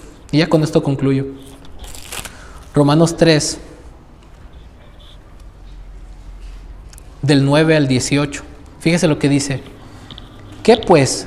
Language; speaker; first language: Spanish; native; Spanish